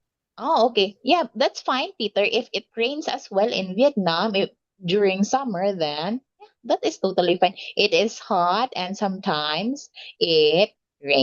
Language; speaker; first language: English; non-native, local second language; Filipino